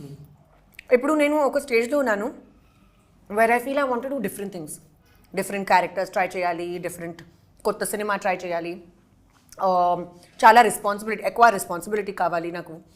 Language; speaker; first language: Telugu; non-native, learner; Hindi